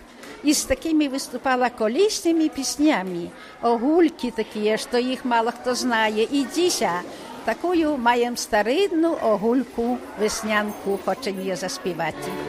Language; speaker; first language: Ukrainian; native; Ukrainian